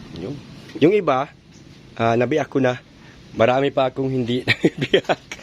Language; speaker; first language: Filipino; native; Filipino